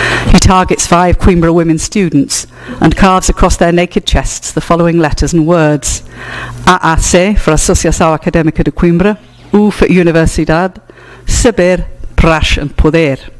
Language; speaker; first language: English; native; English